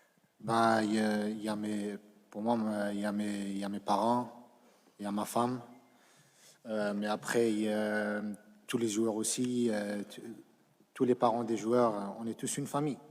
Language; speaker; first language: French; early bilingual, other home language; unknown